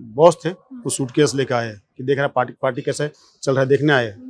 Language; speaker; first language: Hindi; non-native, local second language; Sadri